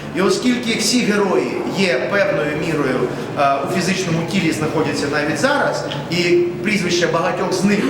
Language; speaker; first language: Ukrainian; non-native, local second language; Russian